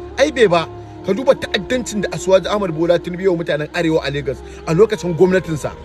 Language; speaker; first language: Hausa; native; Hausa